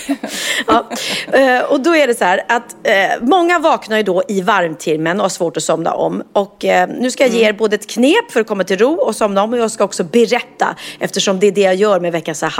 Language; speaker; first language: Swedish; native; Swedish